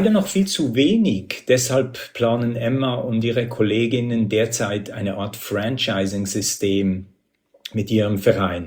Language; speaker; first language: German; native; German